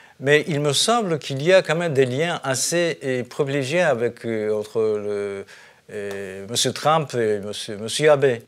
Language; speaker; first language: French; non-native, fluent; Japanese